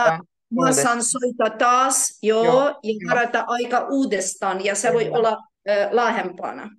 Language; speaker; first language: Finnish; non-native, learner; Ukrainian